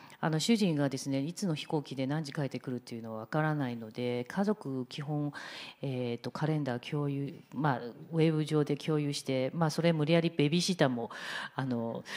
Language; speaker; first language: Japanese; non-native, fluent; Chinese